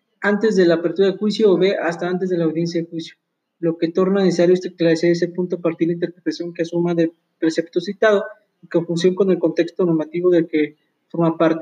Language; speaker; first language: Spanish; native; Spanish